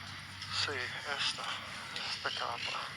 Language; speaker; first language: Spanish; non-native, learner; English